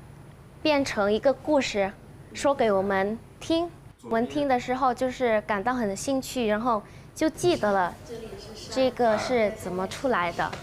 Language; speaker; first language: Chinese; non-native, learner; Lao